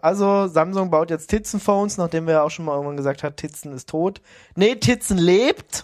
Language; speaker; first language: German; native; German